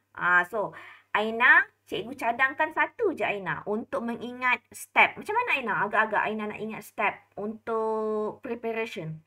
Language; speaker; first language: Malay; native; Malay